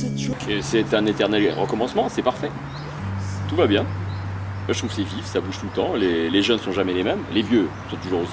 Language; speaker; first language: French; native; French